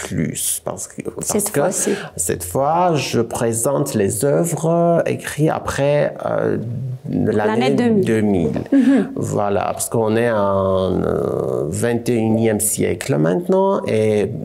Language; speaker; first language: French; non-native, fluent; Armenian